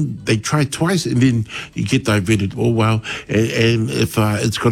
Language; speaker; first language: English; native; English